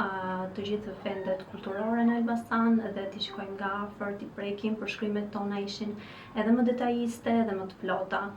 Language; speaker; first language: Albanian; native; Albanian